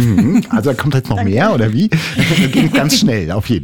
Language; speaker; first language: German; native; German